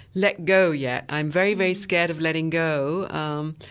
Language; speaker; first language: English; early bilingual, other home language; French